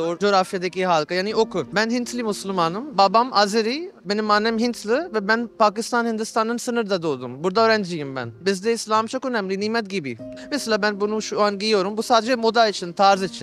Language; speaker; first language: Turkish; non-native, learner; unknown